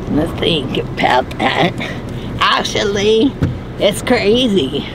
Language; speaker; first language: English; native; English